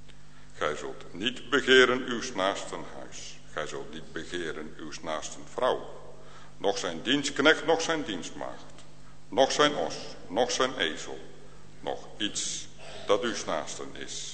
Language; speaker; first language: Dutch; native; Dutch